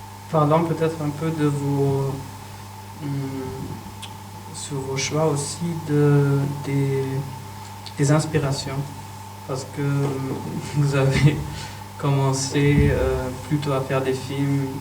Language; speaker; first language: French; non-native, fluent; German